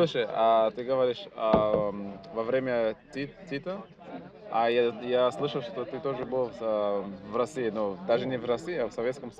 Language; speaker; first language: Russian; non-native, fluent; Portuguese